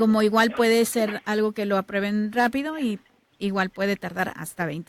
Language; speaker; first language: Spanish; native; Spanish